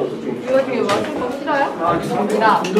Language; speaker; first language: Korean; native; Korean